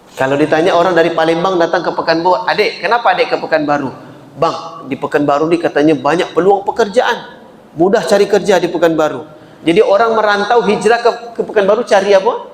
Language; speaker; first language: Malay; native; Malay